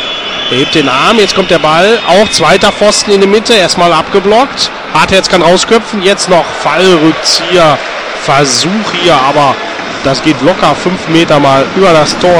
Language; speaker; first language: German; native; German